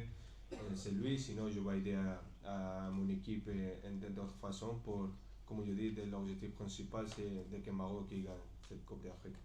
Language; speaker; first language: French; non-native, fluent; Spanish